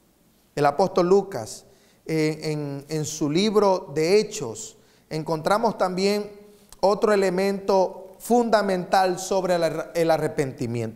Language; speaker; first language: Spanish; native; Spanish